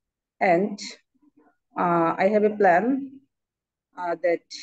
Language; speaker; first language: English; non-native, learner; Bangla